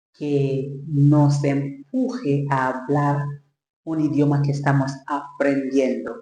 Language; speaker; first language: Spanish; non-native, learner; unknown